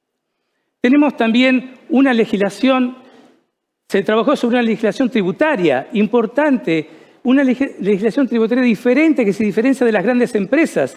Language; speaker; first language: Spanish; native; Spanish